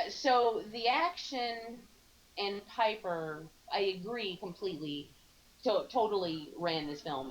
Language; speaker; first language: English; native; English